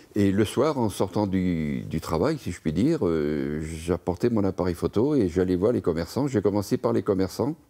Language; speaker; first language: French; native; French